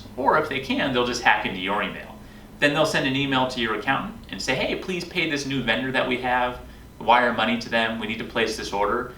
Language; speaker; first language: English; native; English